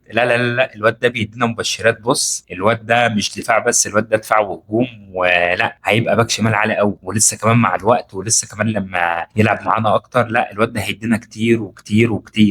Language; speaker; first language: Arabic; native; Arabic